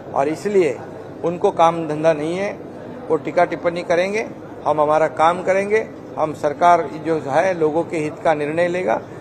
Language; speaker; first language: Hindi; non-native, local second language; Marathi